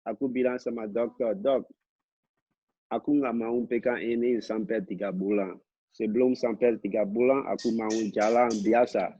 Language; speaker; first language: Indonesian; non-native, local second language; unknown